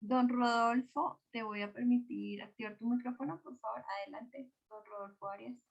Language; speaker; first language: Spanish; native; Spanish